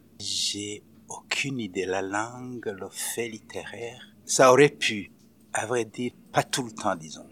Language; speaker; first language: French; non-native, local second language; Rundi